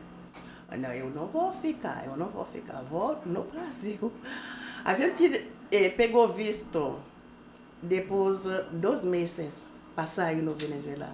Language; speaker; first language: Portuguese; non-native, learner; Haitian Creole